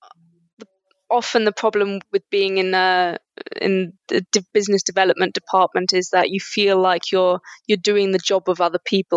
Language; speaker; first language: English; native; English